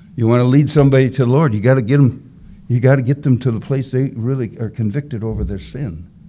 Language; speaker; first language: English; native; English